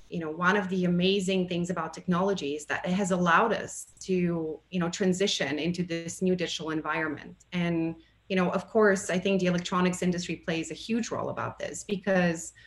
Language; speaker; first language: English; non-native, fluent; Bulgarian